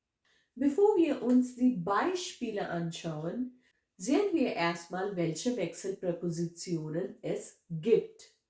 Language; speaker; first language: German; non-native, fluent; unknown